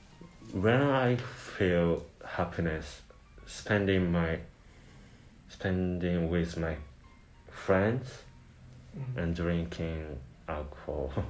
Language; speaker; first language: English; non-native, learner; Japanese